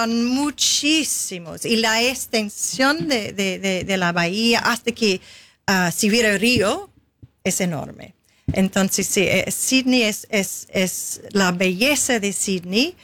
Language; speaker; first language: Spanish; non-native, fluent; English